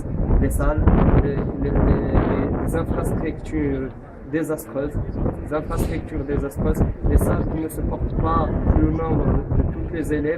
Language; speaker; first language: French; non-native, local second language; Arabic